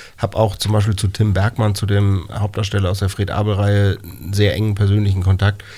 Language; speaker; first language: German; native; German